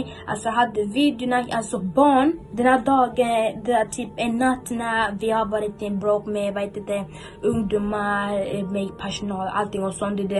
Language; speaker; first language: Swedish; early bilingual, other home language; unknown